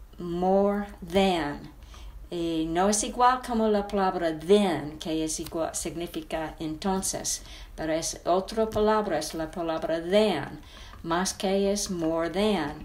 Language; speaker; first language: Spanish; non-native, fluent; English